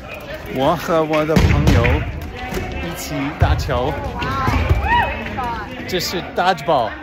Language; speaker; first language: Chinese; non-native, learner; English